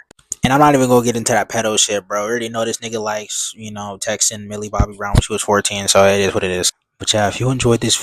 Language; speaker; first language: English; native; English